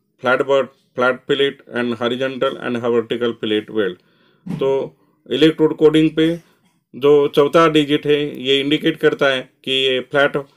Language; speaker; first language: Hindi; non-native, local second language; Marathi